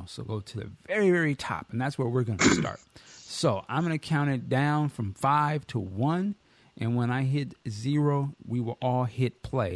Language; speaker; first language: English; native; English